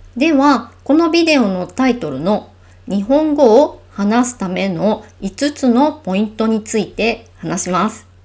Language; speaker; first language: Japanese; native; Japanese